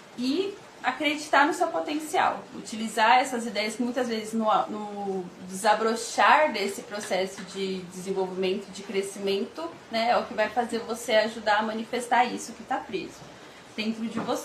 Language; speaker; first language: Portuguese; native; Portuguese